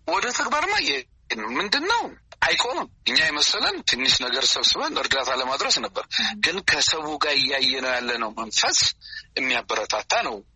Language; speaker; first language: Amharic; native; Amharic